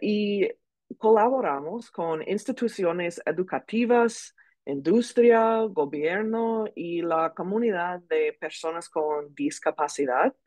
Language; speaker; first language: Spanish; non-native, learner; English